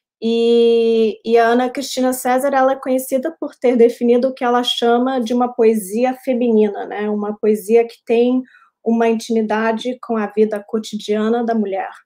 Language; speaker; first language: Portuguese; early bilingual, heritage; Portuguese